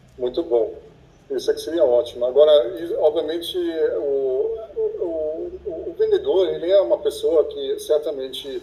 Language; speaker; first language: Portuguese; non-native, fluent; German